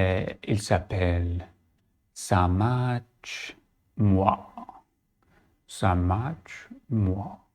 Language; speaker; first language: French; non-native, learner; Arabic